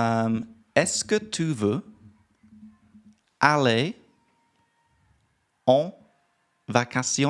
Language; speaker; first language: French; non-native, learner; English